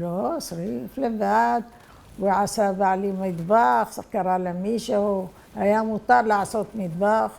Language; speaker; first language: Hebrew; non-native, fluent; Arabic